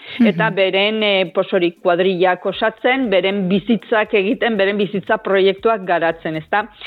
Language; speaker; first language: Basque; native; Basque